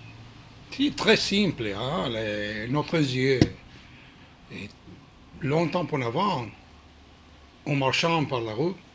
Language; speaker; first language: French; non-native, learner; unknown